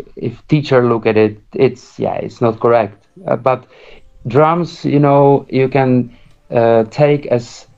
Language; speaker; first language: English; early bilingual, other home language; Czech